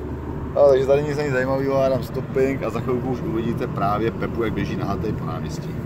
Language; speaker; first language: Czech; native; Czech